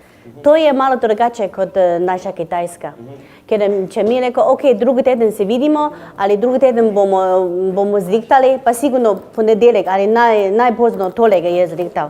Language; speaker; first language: Slovenian; non-native, learner; Chinese